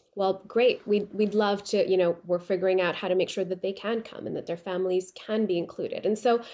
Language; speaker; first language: English; non-native, local second language; Urdu